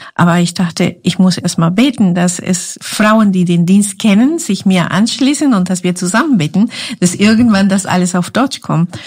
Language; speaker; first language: German; non-native, fluent; Spanish